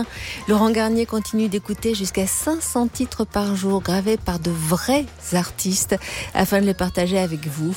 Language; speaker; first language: French; native; French